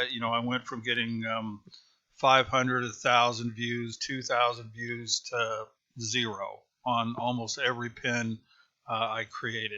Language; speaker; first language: English; native; English